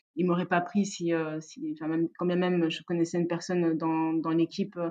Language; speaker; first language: French; native; French